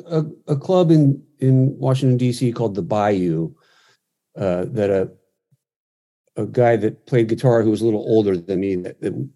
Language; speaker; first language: English; native; English